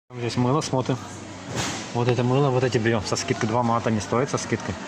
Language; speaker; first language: Russian; non-native, learner; Azerbaijani